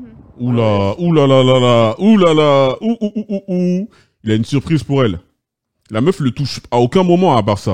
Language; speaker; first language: French; native; French